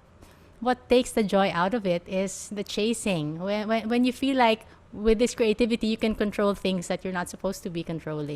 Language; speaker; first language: English; non-native, local second language; Filipino